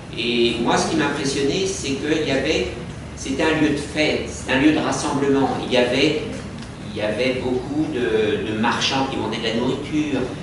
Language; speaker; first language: French; native; French